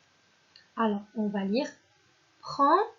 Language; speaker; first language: French; non-native, local second language; Arabic